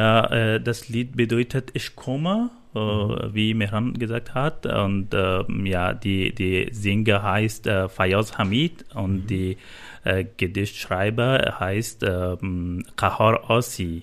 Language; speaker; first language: German; non-native, learner; Persian